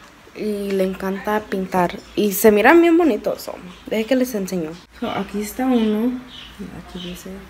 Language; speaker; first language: Spanish; early bilingual, heritage; Spanish